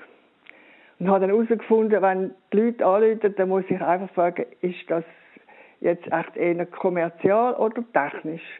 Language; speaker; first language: German; native; German